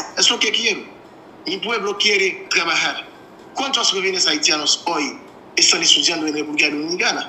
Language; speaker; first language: Spanish; non-native, fluent; Haitian Creole